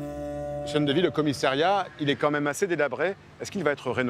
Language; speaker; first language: French; native; French